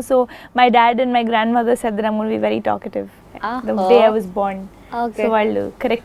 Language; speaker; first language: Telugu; non-native, local second language; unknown